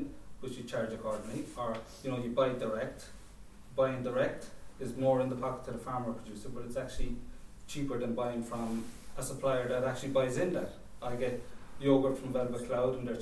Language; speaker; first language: English; native; English